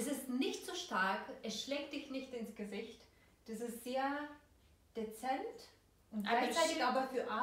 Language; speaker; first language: German; non-native, fluent; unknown